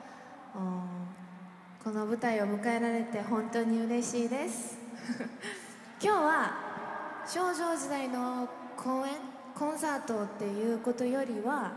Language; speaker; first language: Japanese; non-native, fluent; Korean